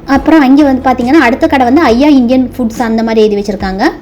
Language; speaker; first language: Tamil; non-native, local second language; Malayalam